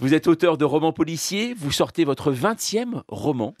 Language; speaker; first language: French; native; French